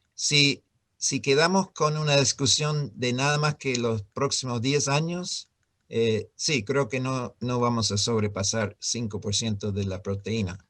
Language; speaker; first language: Spanish; non-native, fluent; English